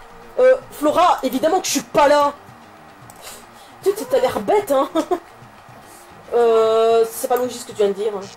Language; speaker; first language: French; native; French